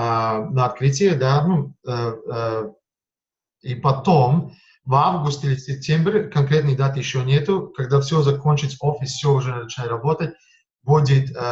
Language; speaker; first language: Russian; non-native, fluent; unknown